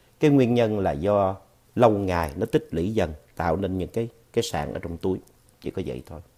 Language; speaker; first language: Vietnamese; native; Vietnamese